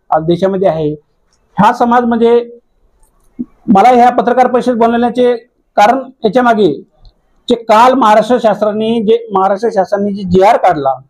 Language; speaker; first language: Marathi; non-native, local second language; Lambadi